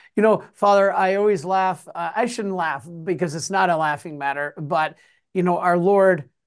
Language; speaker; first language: English; native; English